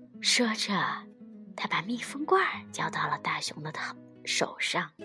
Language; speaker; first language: Chinese; native; Chinese